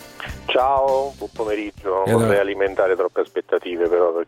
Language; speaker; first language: Italian; native; Italian